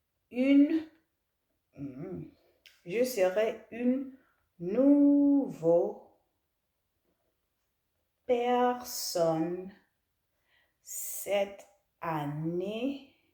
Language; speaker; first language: French; non-native, learner; English